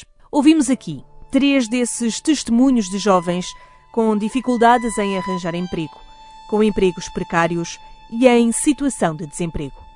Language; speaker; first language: Portuguese; native; Portuguese